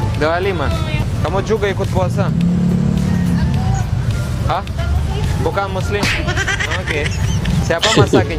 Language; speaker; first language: Indonesian; non-native, learner; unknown